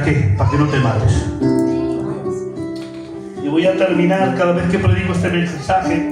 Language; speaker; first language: Spanish; native; Spanish